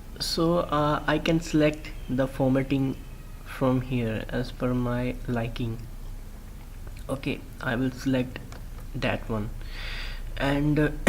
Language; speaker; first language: English; non-native, local second language; Urdu